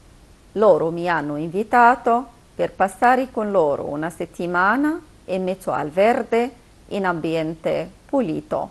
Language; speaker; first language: Italian; non-native, fluent; Arabic